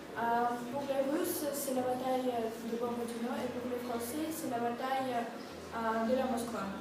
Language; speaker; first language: French; non-native, learner; Russian